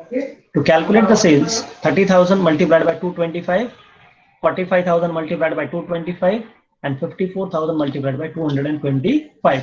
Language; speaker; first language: English; non-native, local second language; Marathi